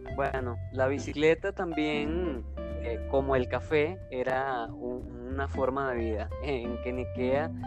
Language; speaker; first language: Spanish; native; Spanish